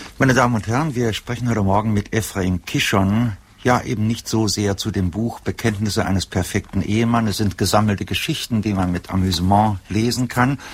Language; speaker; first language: German; native; German